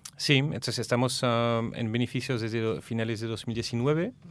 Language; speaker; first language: Spanish; non-native, fluent; French